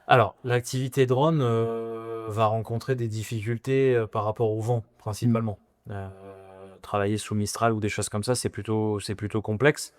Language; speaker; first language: French; native; French